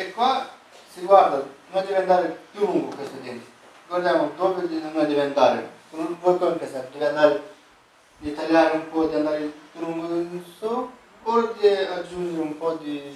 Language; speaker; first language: Italian; non-native, fluent; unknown